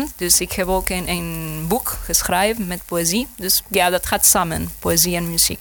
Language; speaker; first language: Dutch; non-native, learner; Spanish